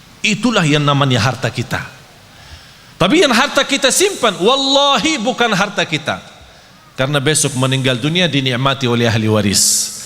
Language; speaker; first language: Malay; non-native, fluent; Arabic